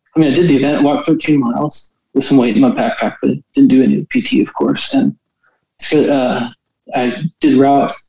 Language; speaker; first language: English; native; English